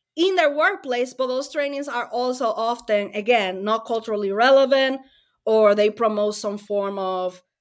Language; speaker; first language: English; non-native, fluent; Spanish